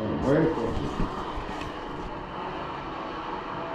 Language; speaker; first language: Spanish; non-native, learner; Arabic